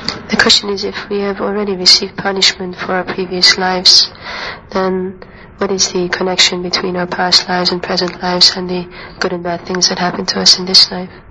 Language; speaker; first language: English; non-native, fluent; Hungarian